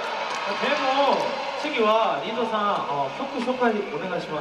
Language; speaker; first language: Japanese; non-native, learner; Korean